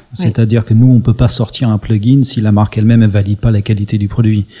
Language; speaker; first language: French; early bilingual, other home language; English